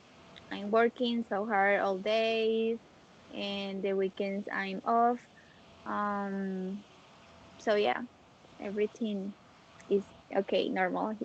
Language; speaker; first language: English; non-native, learner; Spanish